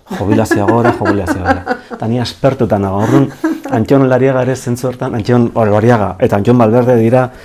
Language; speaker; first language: Basque; native; Basque